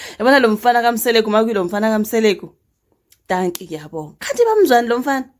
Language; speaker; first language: Zulu; native; Zulu